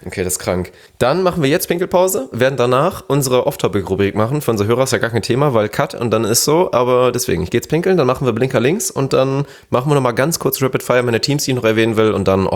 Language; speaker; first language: German; native; German